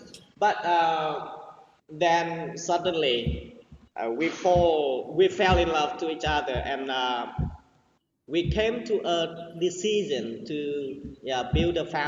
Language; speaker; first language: English; non-native, learner; Vietnamese